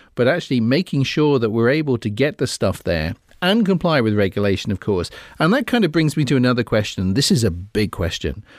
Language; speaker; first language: English; native; English